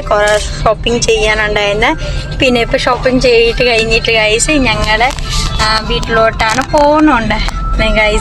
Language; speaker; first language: Malayalam; non-native, local second language; Hindi